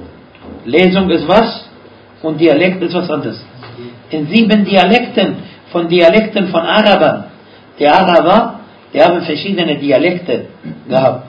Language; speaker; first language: German; non-native, fluent; Arabic